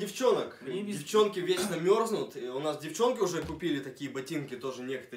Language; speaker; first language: Russian; native; Russian